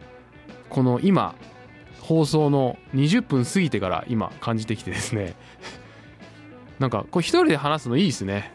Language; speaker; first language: Japanese; native; Japanese